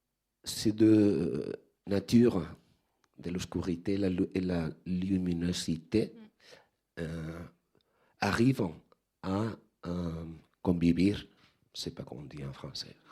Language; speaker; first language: French; non-native, fluent; Spanish